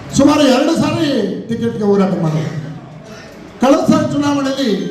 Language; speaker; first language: Kannada; native; Kannada